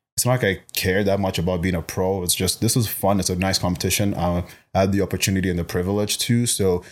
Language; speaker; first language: English; non-native, local second language; Yoruba